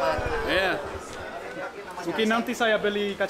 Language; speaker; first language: Indonesian; non-native, fluent; Dutch